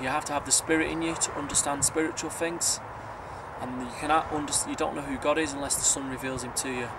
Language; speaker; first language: English; native; English